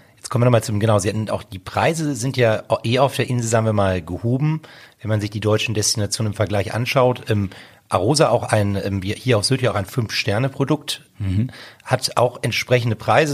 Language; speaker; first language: German; native; German